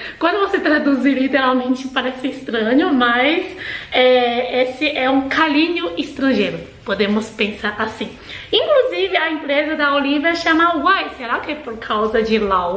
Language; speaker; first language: Portuguese; non-native, fluent; Chinese